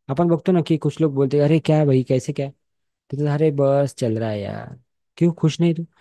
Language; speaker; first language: Hindi; non-native, local second language; Marathi